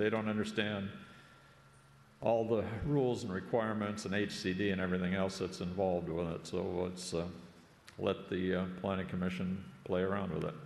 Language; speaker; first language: English; native; English